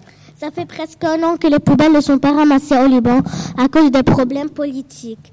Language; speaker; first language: French; non-native, local second language; Arabic